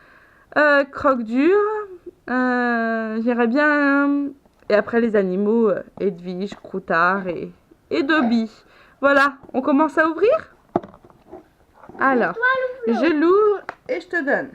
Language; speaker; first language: French; native; French